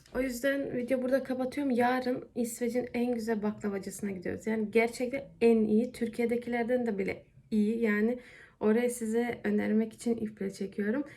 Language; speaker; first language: Turkish; early bilingual, heritage; Turkish